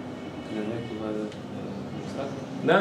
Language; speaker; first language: Arabic; non-native, learner; Chechen